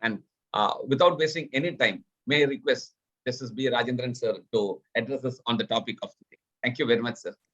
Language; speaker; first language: English; non-native, local second language; Malayalam